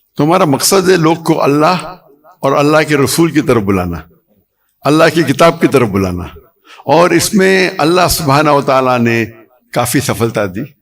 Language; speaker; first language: Urdu; non-native, local second language; Konkani